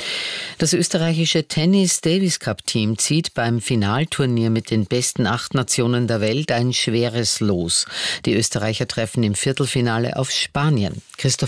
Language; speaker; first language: German; native; German